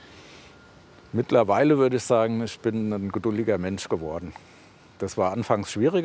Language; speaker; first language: German; native; German